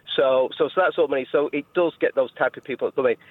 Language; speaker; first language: English; native; English